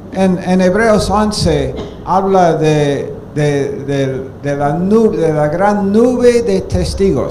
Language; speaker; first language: Spanish; non-native, fluent; English